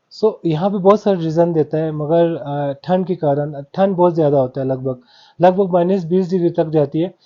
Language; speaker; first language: Hindi; non-native, local second language; Balti